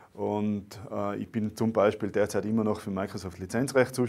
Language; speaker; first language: German; native; German